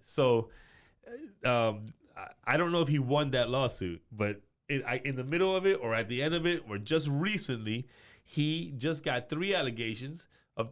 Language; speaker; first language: English; native; English